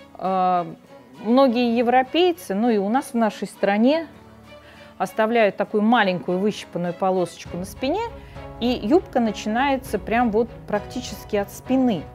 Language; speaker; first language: Russian; native; Russian